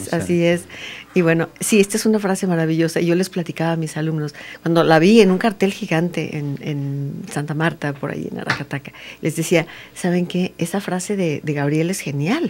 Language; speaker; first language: Spanish; native; Spanish